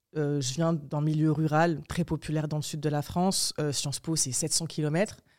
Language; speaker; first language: French; early bilingual, other home language; Arabic